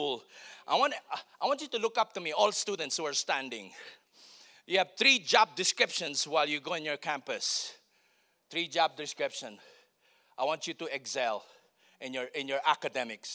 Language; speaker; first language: English; non-native, local second language; Filipino